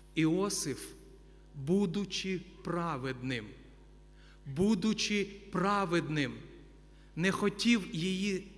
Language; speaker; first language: Ukrainian; non-native, local second language; Russian